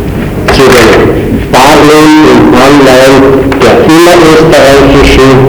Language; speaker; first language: German; native; German